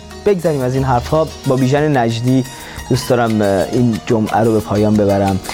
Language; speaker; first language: Persian; native; Persian